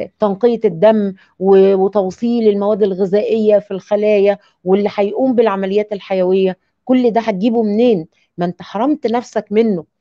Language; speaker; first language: Arabic; native; Arabic